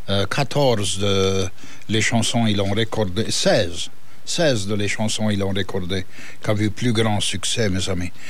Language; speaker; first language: French; early bilingual, heritage; French